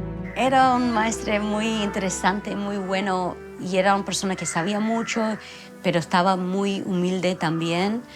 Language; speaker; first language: Spanish; non-native, fluent; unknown